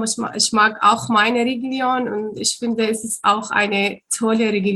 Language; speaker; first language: German; non-native, learner; Arabic